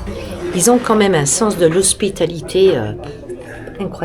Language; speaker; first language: French; native; French